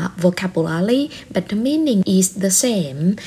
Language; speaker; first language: English; non-native, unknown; Thai